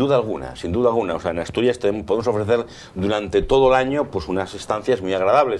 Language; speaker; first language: Spanish; native; Spanish